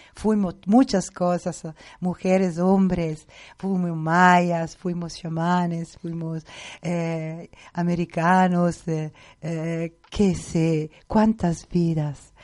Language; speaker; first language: Spanish; non-native, fluent; Italian